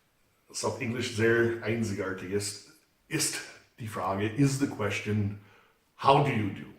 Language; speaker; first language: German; non-native, fluent; English